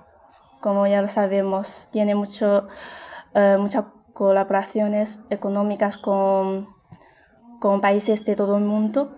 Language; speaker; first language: Spanish; non-native, fluent; Chinese